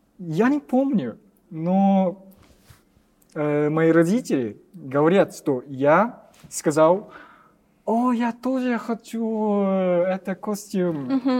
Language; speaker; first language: Russian; non-native, learner; Japanese